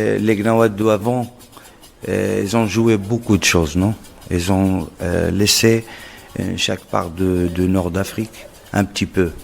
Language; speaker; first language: French; non-native, local second language; Arabic